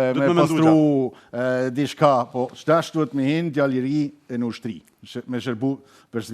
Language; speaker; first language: Albanian; non-native, learner; German